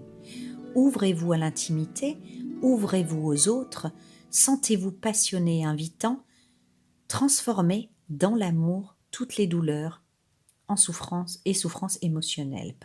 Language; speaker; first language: French; native; French